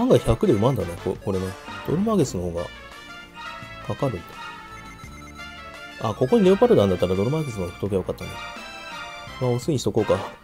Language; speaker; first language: Japanese; native; Japanese